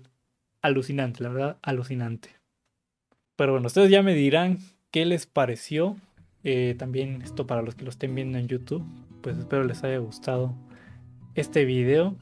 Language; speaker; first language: Spanish; native; Spanish